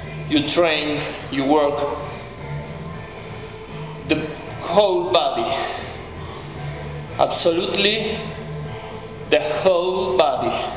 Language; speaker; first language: English; non-native, fluent; Spanish